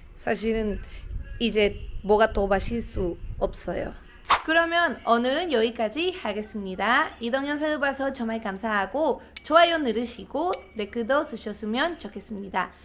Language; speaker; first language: Korean; non-native, learner; Spanish